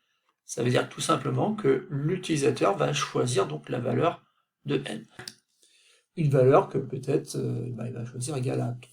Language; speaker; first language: French; native; French